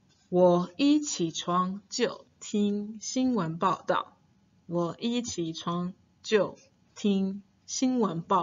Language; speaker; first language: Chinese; non-native, fluent; English